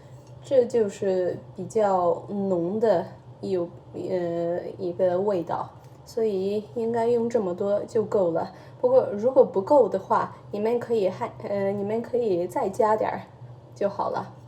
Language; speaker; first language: Chinese; early bilingual, heritage; Chinese